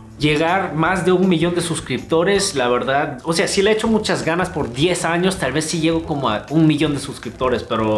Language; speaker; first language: Spanish; non-native, fluent; Korean